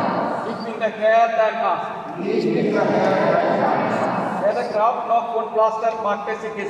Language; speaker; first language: German; non-native, learner; Malayalam